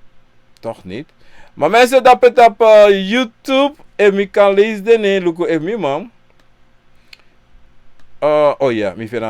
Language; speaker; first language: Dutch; non-native, local second language; Sranan Tongo